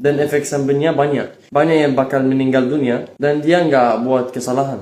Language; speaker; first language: Indonesian; non-native, fluent; Arabic